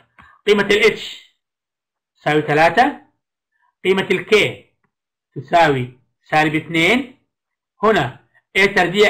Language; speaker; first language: Arabic; native; Arabic